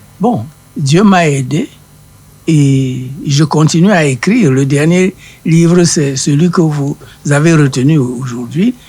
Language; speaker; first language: French; non-native, local second language; Duala